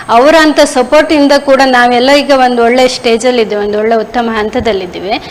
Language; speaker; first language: Kannada; native; Kannada